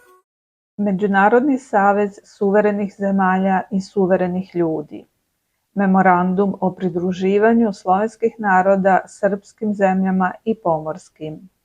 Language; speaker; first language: Serbian; native; Serbian